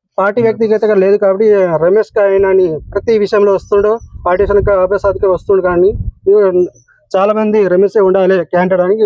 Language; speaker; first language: Telugu; non-native, local second language; Lambadi